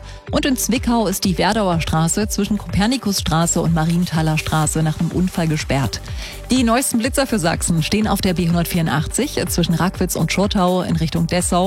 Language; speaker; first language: German; native; German